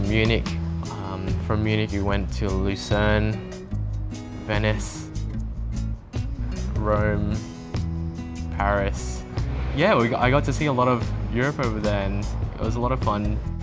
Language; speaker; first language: English; native; English